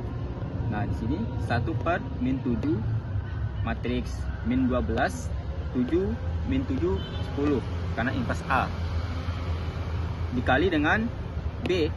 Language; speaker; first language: Indonesian; native; Indonesian